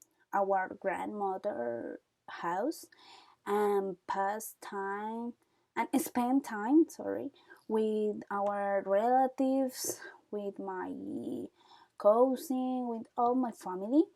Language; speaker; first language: English; non-native, learner; Spanish